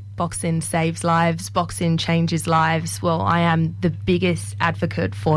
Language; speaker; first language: English; native; English